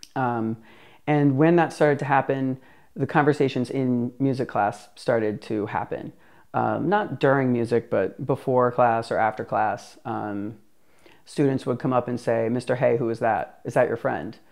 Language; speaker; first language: English; native; English